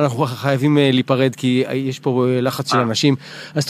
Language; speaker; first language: Hebrew; native; Hebrew